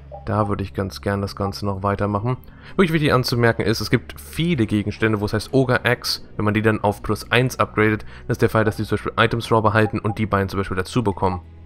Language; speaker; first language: German; native; German